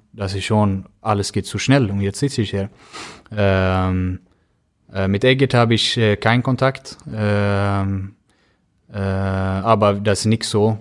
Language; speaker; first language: German; non-native, fluent; Swedish